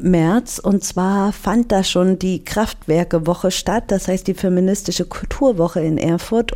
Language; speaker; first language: German; native; German